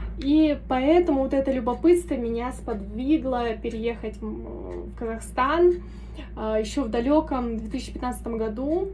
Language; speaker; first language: Russian; native; Russian